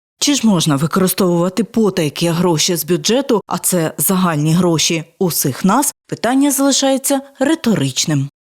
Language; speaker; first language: Ukrainian; native; Ukrainian